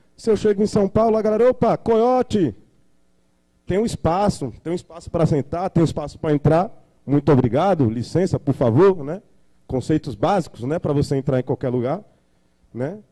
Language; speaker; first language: Portuguese; native; Portuguese